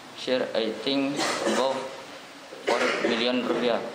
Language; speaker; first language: English; non-native, learner; Indonesian